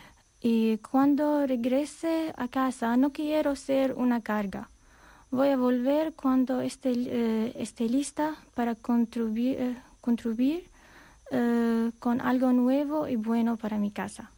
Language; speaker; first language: Spanish; non-native, fluent; Armenian